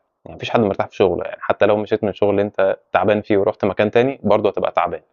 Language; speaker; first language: Arabic; native; Arabic